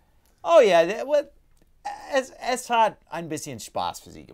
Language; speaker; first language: German; non-native, learner; English